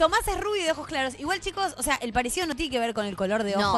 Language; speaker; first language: Spanish; native; Spanish